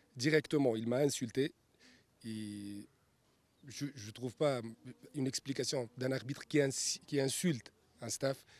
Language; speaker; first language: French; non-native, local second language; Arabic